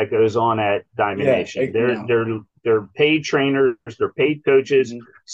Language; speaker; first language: English; native; English